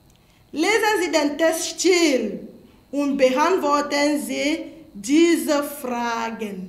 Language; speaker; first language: German; non-native, fluent; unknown